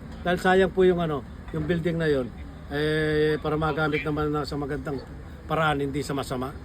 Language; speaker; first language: Filipino; non-native, local second language; Pampanga